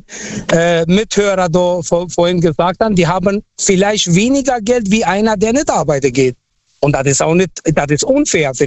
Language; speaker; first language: German; non-native, fluent; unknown